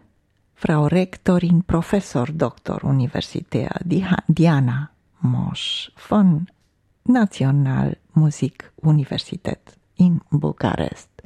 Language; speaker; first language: German; non-native, fluent; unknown